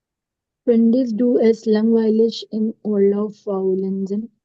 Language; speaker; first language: German; non-native, learner; Urdu